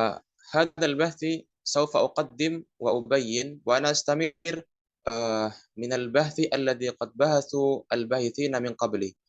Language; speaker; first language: Arabic; non-native, learner; Indonesian